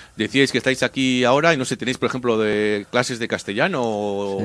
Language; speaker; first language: Spanish; native; Spanish